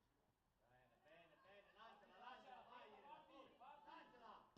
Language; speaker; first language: Italian; native; Italian